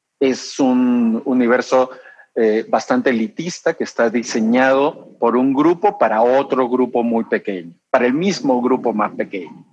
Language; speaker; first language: Spanish; native; Spanish